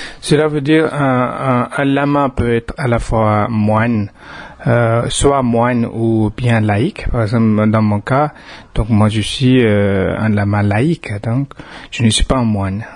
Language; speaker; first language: French; non-native, fluent; Tibetan